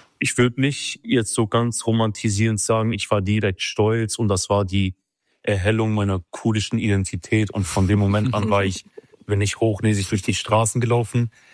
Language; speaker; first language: German; early bilingual, other home language; Kurdish